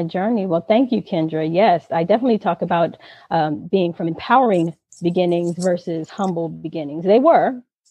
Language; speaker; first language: English; native; English